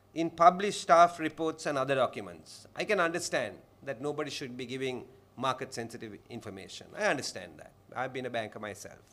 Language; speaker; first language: English; non-native, local second language; Sinhala